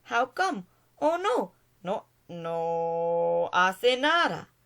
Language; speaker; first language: Spanish; non-native, learner; English